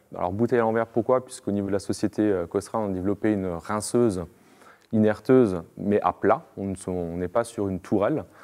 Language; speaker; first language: French; native; French